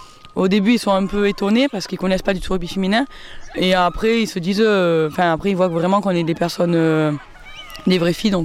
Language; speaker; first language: French; native; French